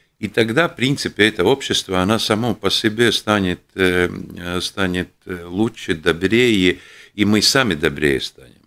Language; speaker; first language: Russian; non-native, local second language; Latvian